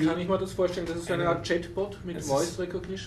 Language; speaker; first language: German; native; German